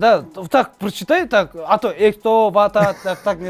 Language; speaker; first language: Russian; non-native, learner; Kazakh